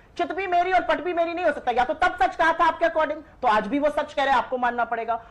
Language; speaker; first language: Hindi; native; Hindi